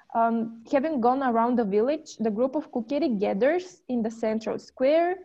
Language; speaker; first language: English; non-native, fluent; Bulgarian